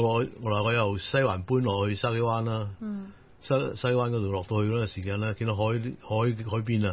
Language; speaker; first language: Cantonese; native; Cantonese